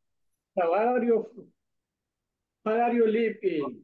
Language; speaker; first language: English; non-native, learner; Bangla